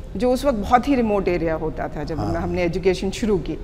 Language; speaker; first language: Hindi; native; Hindi